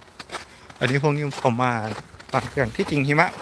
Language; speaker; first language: Thai; native; Thai